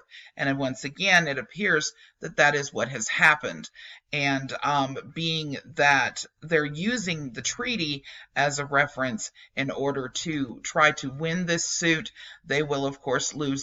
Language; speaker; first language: English; native; English